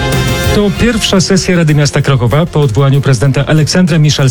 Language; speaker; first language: Polish; native; Polish